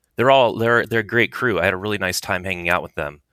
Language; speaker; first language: English; native; English